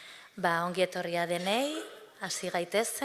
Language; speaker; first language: Basque; native; Basque